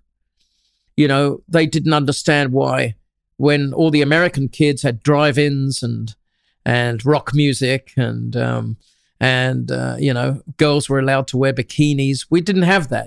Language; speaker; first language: English; native; English